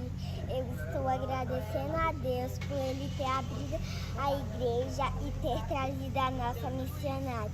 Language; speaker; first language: Portuguese; non-native, local second language; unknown